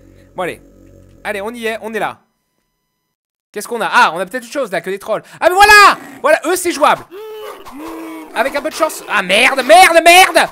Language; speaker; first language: French; native; French